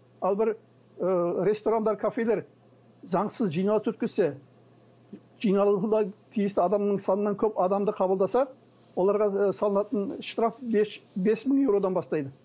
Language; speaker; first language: Kazakh; early bilingual, heritage; Kazakh